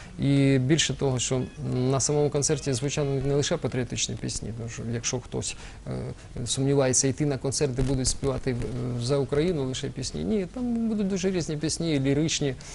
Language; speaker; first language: Ukrainian; non-native, local second language; Russian